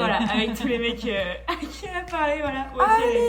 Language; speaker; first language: French; native; French